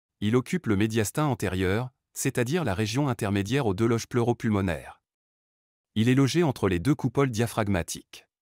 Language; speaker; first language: French; non-native, local second language; Arabic